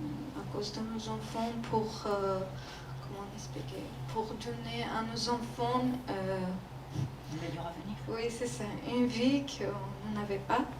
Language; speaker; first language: French; non-native, learner; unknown